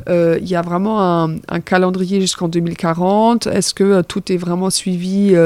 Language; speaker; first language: French; non-native, fluent; German